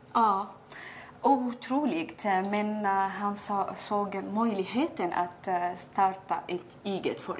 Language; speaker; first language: Swedish; non-native, learner; Arabic